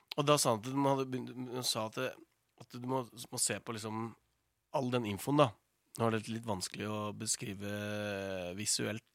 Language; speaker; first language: Norwegian; native; Norwegian